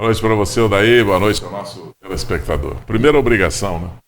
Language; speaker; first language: Portuguese; native; Portuguese